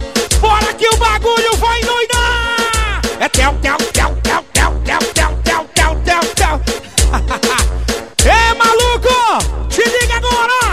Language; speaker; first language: Portuguese; native; Portuguese